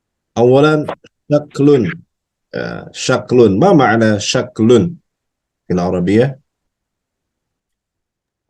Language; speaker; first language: Arabic; non-native, fluent; Indonesian